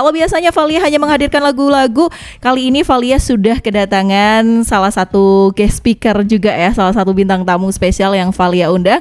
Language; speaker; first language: Indonesian; native; Indonesian